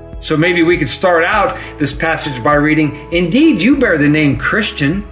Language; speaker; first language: English; native; English